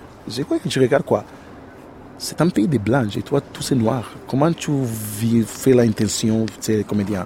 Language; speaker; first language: French; non-native, learner; Portuguese